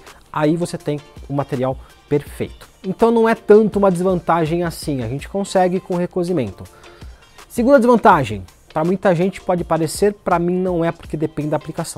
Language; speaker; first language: Portuguese; native; Portuguese